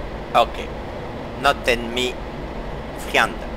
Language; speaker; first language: English; non-native, learner; French